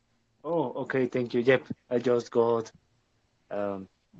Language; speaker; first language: English; non-native, learner; Spanish